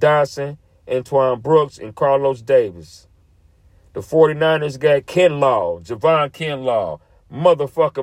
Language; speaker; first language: English; native; English